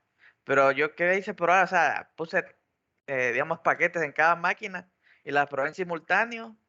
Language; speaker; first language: Spanish; native; Spanish